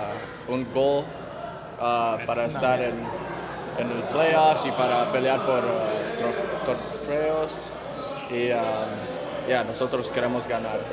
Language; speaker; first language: Spanish; early bilingual, heritage; English